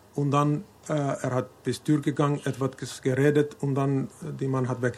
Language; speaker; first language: German; non-native, learner; Finnish